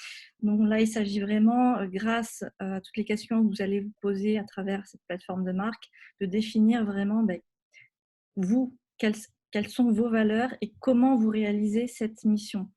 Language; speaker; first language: French; native; French